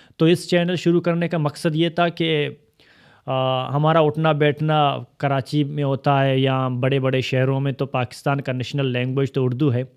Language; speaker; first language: Urdu; non-native, local second language; Baluchi